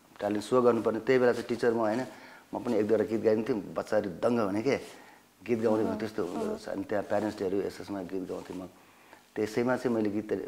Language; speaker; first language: Nepali; native; Nepali